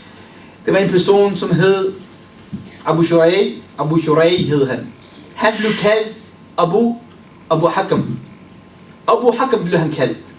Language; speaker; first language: Danish; early bilingual, other home language; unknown